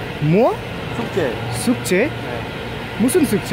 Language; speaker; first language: Korean; non-native, learner; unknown